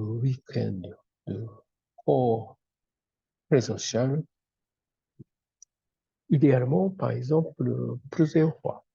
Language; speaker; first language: French; non-native, fluent; Japanese